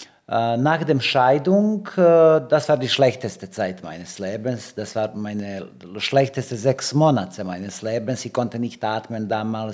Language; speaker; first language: German; non-native, learner; Serbian